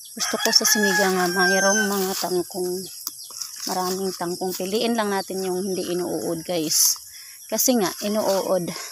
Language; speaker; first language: Filipino; non-native, local second language; Cebuano